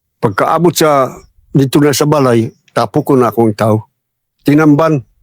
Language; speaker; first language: Cebuano; non-native, local second language; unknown